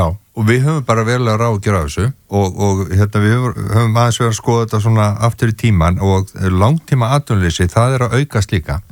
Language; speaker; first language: Icelandic; native; Icelandic